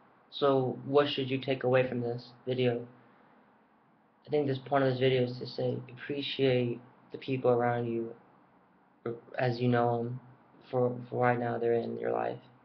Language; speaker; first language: English; native; English